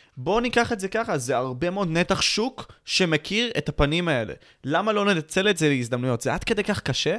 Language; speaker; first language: Hebrew; native; Hebrew